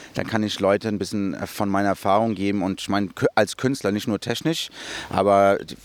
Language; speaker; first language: German; early bilingual, other home language; Portuguese